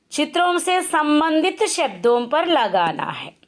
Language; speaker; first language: Hindi; non-native, local second language; Telugu